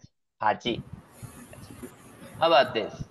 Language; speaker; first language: English; non-native, learner; Korean